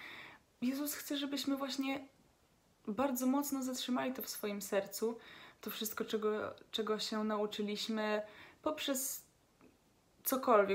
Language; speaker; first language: Polish; native; Polish